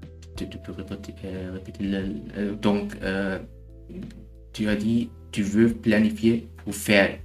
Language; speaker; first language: French; non-native, learner; German